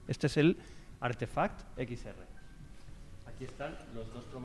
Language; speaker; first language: Spanish; native; Spanish